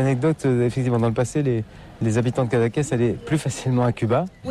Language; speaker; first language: French; native; French